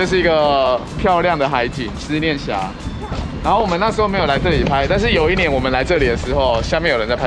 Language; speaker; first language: Chinese; native; Chinese